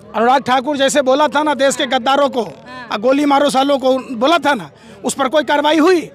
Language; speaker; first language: Hindi; native; Hindi